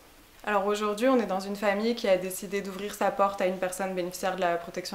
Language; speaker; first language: French; native; French